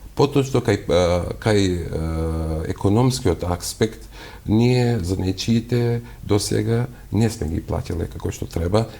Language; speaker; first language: Macedonian; non-native, local second language; Albanian